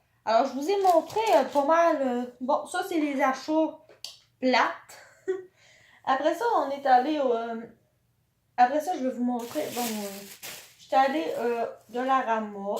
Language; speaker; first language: French; native; French